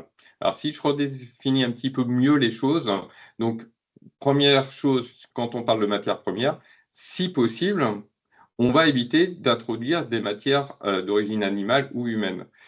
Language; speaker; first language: French; native; French